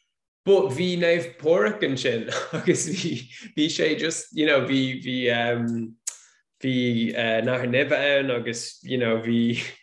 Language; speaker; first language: Irish; non-native, local second language; English